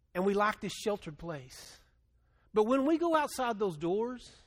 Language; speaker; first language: English; native; English